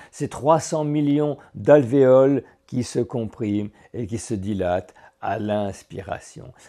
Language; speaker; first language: French; native; French